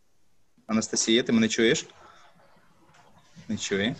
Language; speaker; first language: Ukrainian; native; Ukrainian